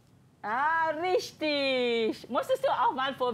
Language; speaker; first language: German; non-native, learner; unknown